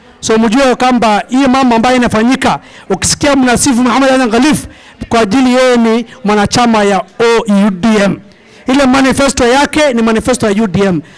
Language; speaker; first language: Swahili; non-native, local second language; Somali